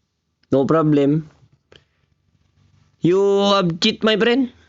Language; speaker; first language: English; non-native, local second language; Filipino